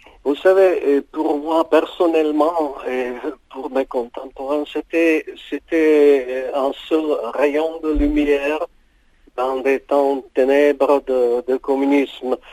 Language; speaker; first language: French; non-native, fluent; Czech